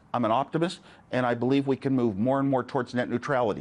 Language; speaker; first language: English; native; English